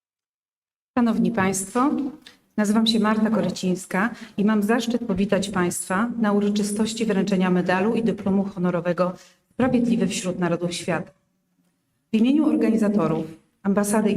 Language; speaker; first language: Polish; native; Polish